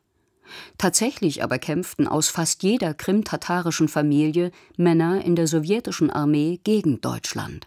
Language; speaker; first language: German; native; German